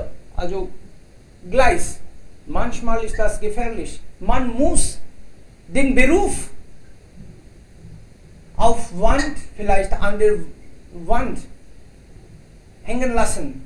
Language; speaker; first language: German; non-native, fluent; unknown